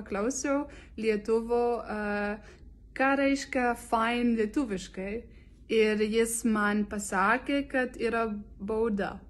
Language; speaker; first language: Lithuanian; non-native, learner; French